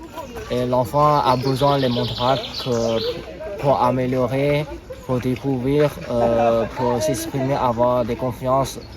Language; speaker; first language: French; non-native, learner; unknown